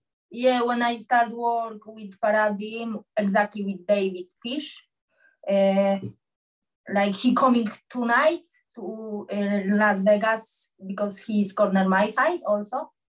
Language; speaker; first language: English; non-native, learner; Polish